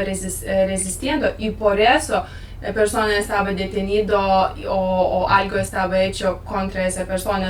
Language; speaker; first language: Spanish; non-native, learner; Lithuanian